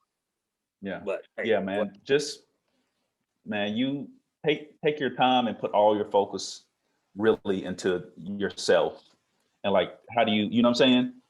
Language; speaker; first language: English; native; English